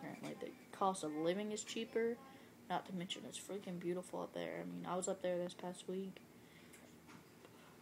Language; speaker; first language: English; native; English